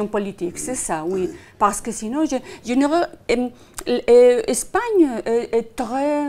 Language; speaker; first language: French; non-native, fluent; Spanish